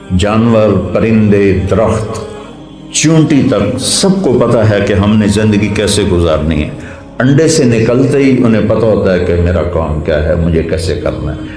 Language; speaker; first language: Urdu; non-native, local second language; Punjabi